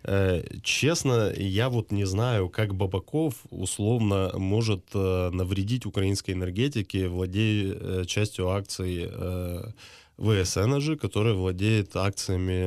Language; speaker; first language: Russian; native; Russian